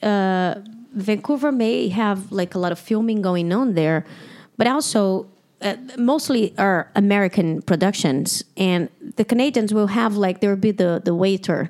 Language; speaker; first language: English; non-native, fluent; Portuguese